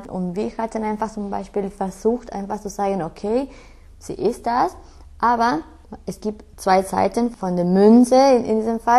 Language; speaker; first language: German; non-native, fluent; Spanish